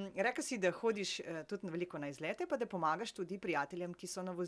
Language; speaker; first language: Slovenian; native; Slovenian